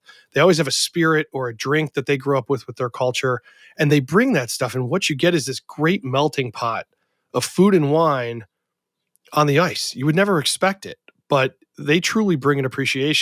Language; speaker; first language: English; native; English